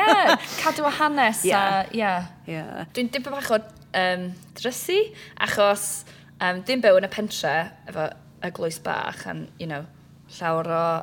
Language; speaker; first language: Welsh; non-native, learner; English